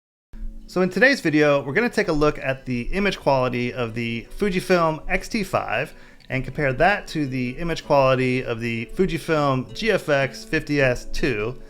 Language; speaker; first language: English; native; English